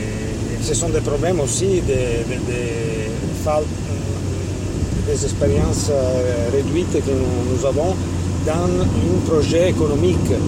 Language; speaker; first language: French; non-native, fluent; Italian